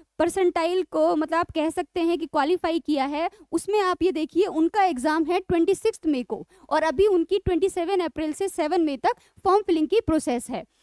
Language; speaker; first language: Hindi; native; Hindi